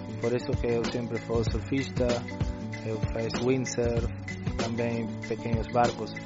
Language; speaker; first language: Portuguese; non-native, learner; Spanish